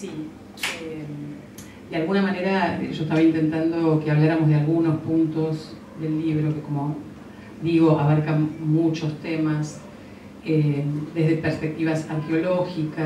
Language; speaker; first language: Spanish; native; Spanish